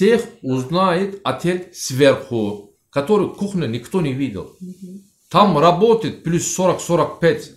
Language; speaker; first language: Russian; non-native, learner; Turkish